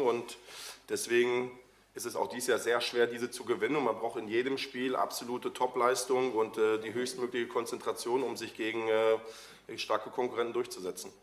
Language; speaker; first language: German; native; German